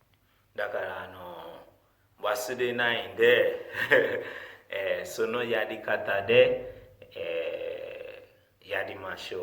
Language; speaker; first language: Japanese; non-native, fluent; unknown